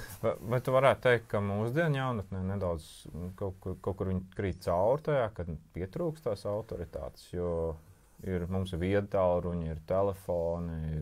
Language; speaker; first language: Latvian; native; Latvian